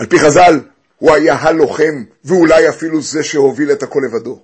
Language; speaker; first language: Hebrew; native; Hebrew